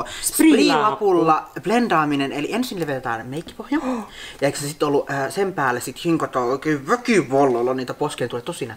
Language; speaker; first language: Finnish; native; Finnish